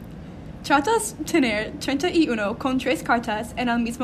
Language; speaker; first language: Spanish; non-native, learner; English